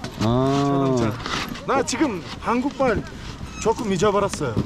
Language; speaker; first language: Korean; non-native, learner; Kyrgyz